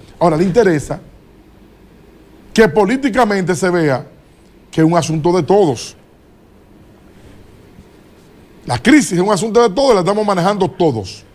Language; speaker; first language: Spanish; native; Spanish